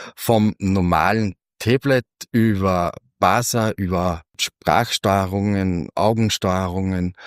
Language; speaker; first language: German; native; German